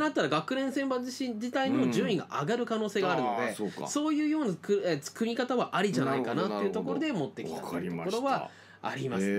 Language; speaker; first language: Japanese; native; Japanese